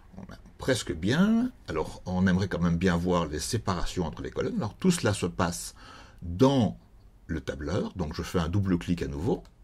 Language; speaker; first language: French; native; French